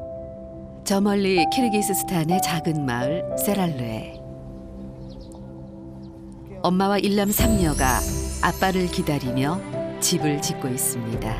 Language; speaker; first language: Korean; native; Korean